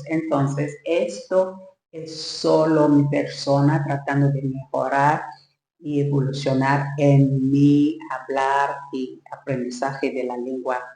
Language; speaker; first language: Spanish; non-native, learner; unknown